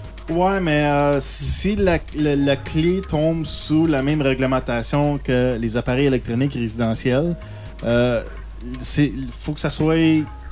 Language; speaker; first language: French; native; French